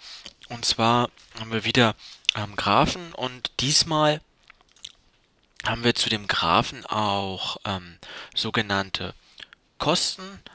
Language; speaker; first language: German; native; German